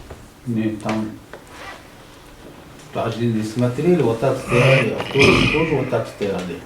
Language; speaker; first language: Russian; non-native, learner; Uzbek